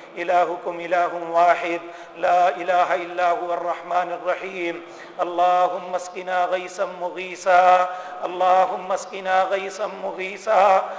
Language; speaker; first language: Urdu; native; Urdu